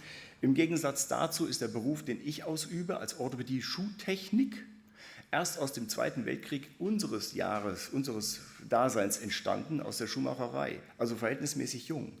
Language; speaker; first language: German; native; German